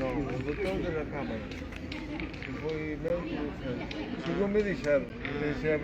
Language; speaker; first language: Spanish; non-native, local second language; Galician